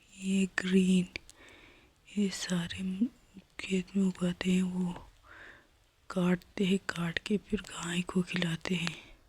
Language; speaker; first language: Urdu; non-native, local second language; Shina